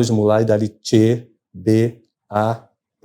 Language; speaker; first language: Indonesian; non-native, fluent; Portuguese